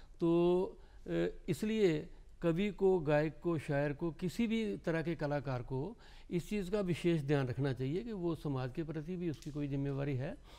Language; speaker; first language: Hindi; non-native, local second language; Punjabi